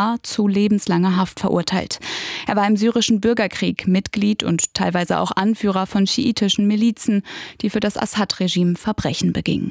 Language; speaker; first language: German; native; German